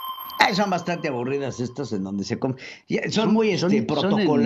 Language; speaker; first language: Spanish; native; Spanish